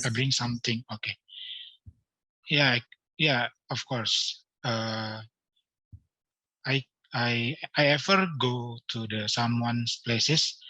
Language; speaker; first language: English; non-native, learner; Indonesian